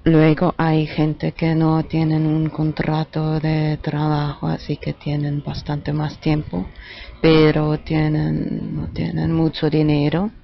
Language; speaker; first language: Spanish; non-native, fluent; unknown